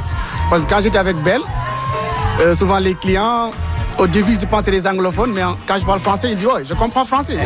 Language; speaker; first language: French; non-native, local second language; Wolof